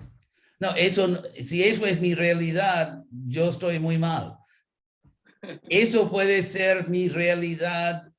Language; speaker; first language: Spanish; non-native, fluent; English